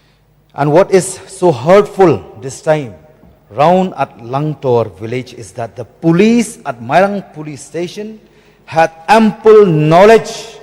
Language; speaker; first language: English; non-native, local second language; Khasi